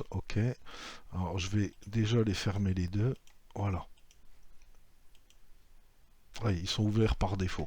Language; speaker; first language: French; native; French